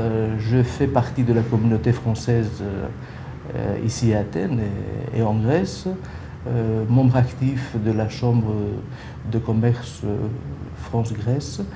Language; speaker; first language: French; non-native, fluent; Greek